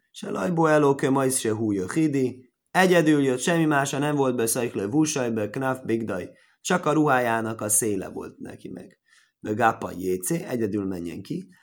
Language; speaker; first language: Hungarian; early bilingual, heritage; Hungarian